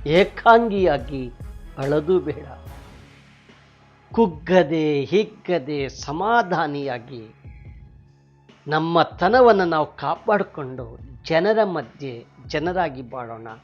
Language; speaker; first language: Kannada; native; Kannada